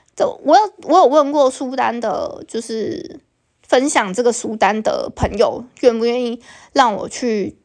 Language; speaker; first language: Chinese; non-native, local second language; Min Nan Chinese